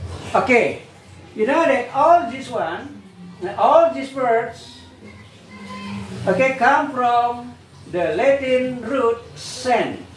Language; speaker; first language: English; non-native, fluent; Indonesian